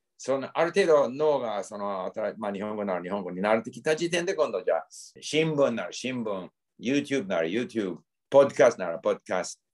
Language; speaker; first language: Japanese; non-native, fluent; English